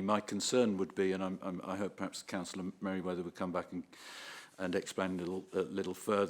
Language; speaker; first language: English; native; English